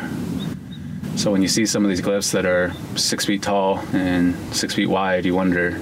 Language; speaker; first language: English; native; English